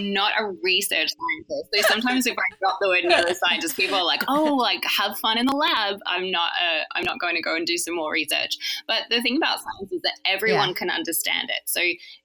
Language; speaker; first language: English; native; English